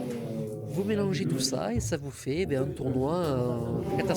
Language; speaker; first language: French; native; French